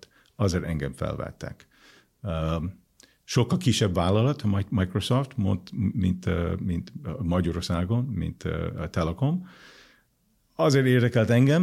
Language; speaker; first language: Hungarian; non-native, fluent; English